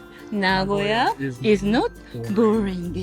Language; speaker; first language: English; non-native, learner; Japanese